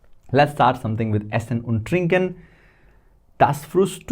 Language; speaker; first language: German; non-native, fluent; Hindi